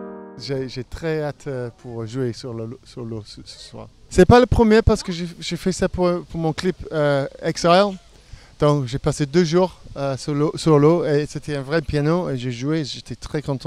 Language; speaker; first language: French; non-native, fluent; English